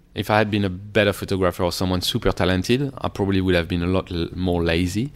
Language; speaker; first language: English; non-native, fluent; French